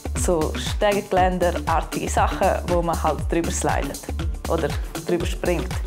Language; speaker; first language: German; non-native, local second language; Romansh